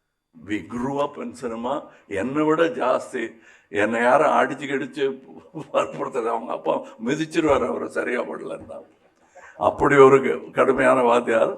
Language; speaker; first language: Tamil; native; Tamil